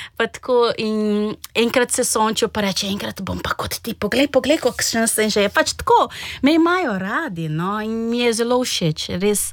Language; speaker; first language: Slovenian; non-native, fluent; Portuguese